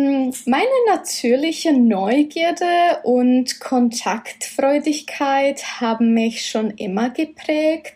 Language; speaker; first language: German; non-native, fluent; Czech